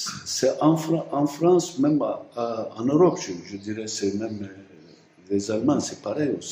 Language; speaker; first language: French; non-native, fluent; Turkish